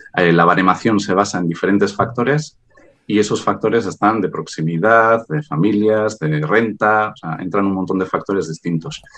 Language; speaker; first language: Spanish; non-native, local second language; Basque